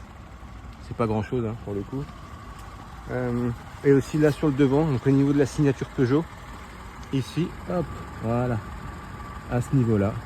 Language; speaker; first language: French; native; French